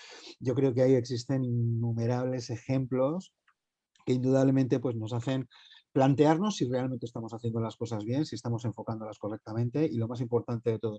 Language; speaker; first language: Spanish; native; Spanish